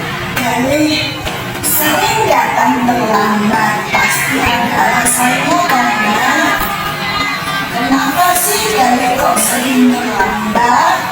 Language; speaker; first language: Indonesian; native; Indonesian